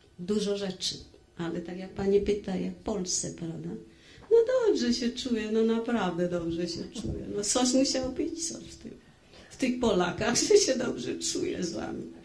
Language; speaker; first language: Polish; non-native, fluent; Vietnamese